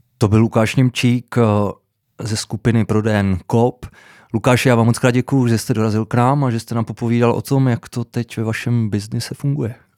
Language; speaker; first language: Czech; native; Czech